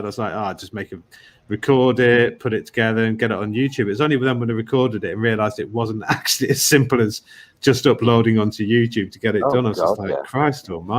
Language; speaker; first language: English; native; English